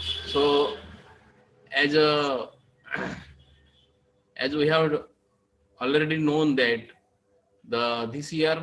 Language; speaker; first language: English; non-native, local second language; Marathi